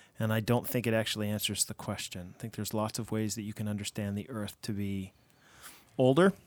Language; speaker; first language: English; native; English